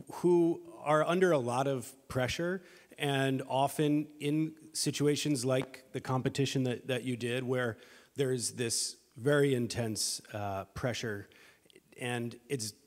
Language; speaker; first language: English; native; English